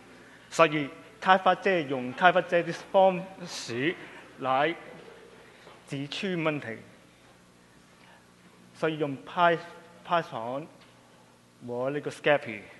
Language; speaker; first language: Chinese; non-native, local second language; Cantonese